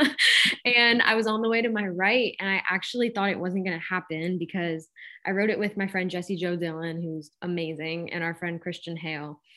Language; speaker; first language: English; native; English